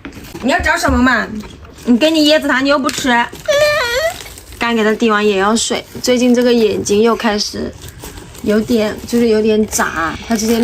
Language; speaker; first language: Chinese; native; Chinese